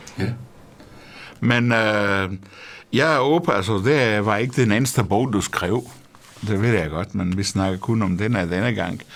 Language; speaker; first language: Danish; non-native, fluent; Portuguese